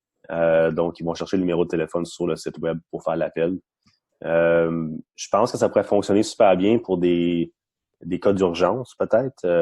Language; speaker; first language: French; non-native, local second language; English